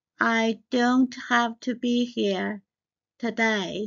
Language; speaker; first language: English; non-native, fluent; Chinese